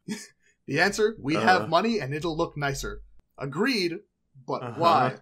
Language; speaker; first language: English; native; English